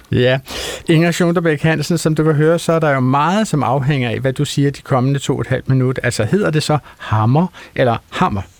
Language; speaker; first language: Danish; native; Danish